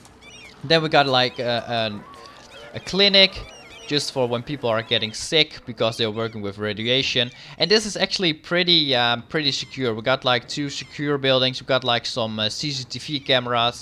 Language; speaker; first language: English; non-native, fluent; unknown